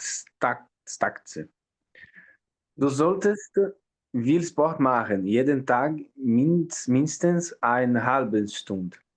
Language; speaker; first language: German; non-native, learner; Portuguese